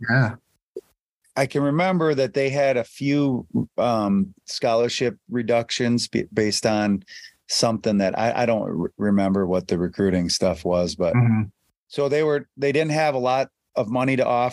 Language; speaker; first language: English; native; English